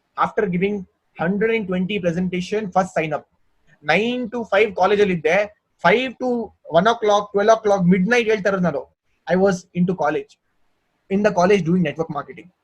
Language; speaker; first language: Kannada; non-native, local second language; Hindi